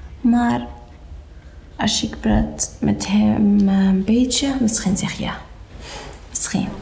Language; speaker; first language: Dutch; non-native, learner; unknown